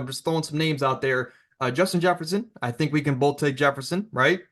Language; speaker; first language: English; native; English